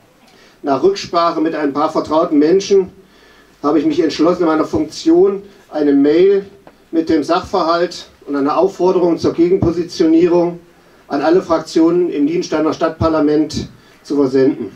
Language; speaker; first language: German; native; German